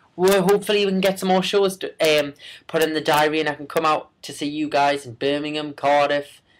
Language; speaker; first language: English; native; English